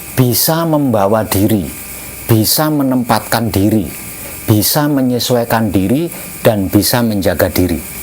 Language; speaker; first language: Indonesian; non-native, local second language; Javanese